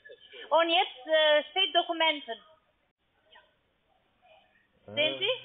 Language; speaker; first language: German; non-native, learner; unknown